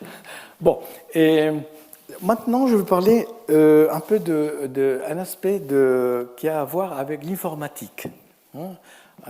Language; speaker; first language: French; non-native, fluent; Spanish